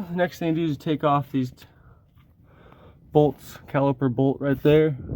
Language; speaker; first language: English; native; English